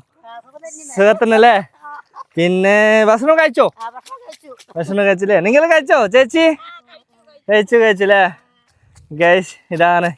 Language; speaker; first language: Malayalam; non-native, learner; Bangla